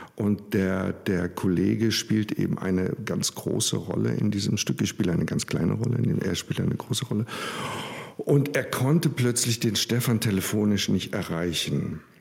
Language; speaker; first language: German; native; German